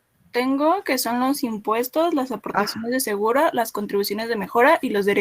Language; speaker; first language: Spanish; native; Spanish